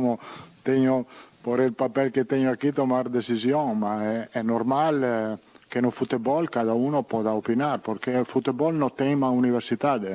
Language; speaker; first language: Portuguese; non-native, learner; Italian